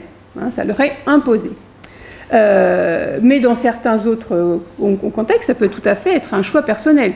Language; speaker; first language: French; native; French